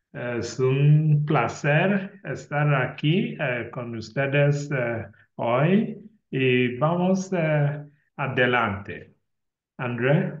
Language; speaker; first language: Spanish; non-native, learner; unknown